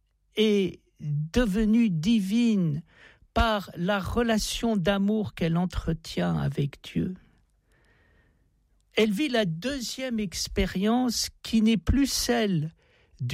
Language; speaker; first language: French; native; French